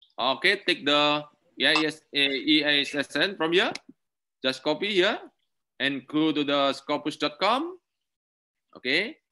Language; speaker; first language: English; non-native, learner; Indonesian